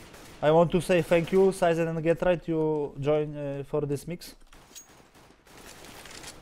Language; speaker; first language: English; non-native, learner; Polish